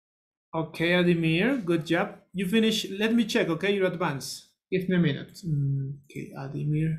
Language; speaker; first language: English; non-native, learner; Spanish